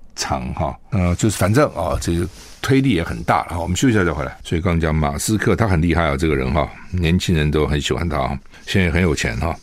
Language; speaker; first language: Chinese; native; Chinese